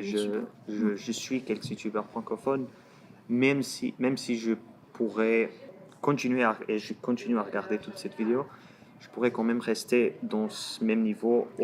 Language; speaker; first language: French; non-native, fluent; Portuguese